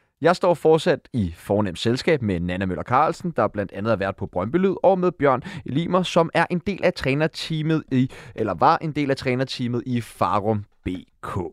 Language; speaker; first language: Danish; native; Danish